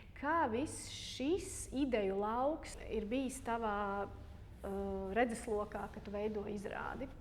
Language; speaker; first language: Latvian; native; Latvian